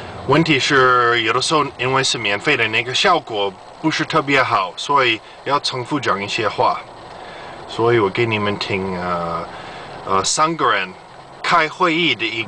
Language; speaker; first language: Chinese; non-native, fluent; English